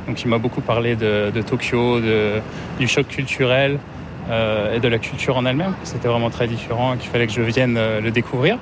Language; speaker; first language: French; native; French